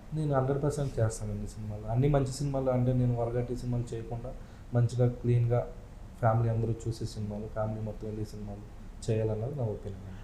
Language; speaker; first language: Telugu; native; Telugu